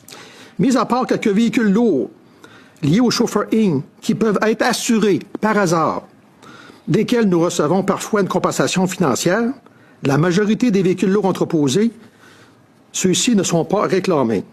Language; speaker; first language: French; native; French